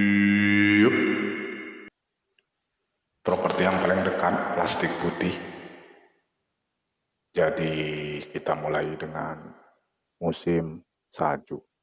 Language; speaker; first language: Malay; non-native, local second language; Achinese